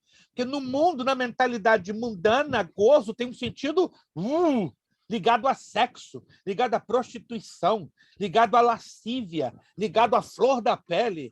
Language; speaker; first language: Portuguese; native; Portuguese